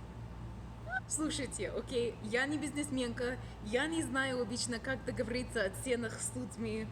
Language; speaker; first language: Russian; non-native, fluent; English